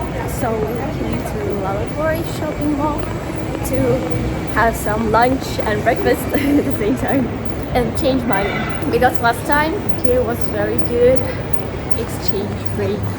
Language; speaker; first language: English; non-native, learner; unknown